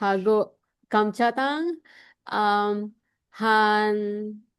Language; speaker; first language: Korean; non-native, learner; Indonesian